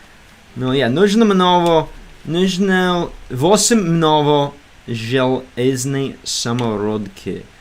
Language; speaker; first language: Russian; non-native, learner; English